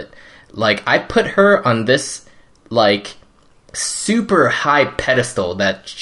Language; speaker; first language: English; early bilingual, other home language; Cantonese